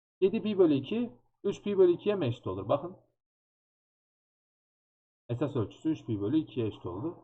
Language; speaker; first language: Turkish; native; Turkish